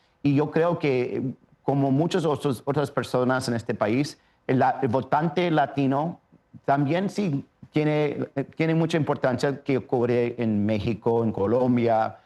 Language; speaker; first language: Spanish; early bilingual, heritage; Spanish